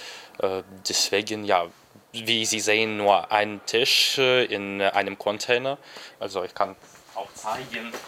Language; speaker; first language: German; non-native, learner; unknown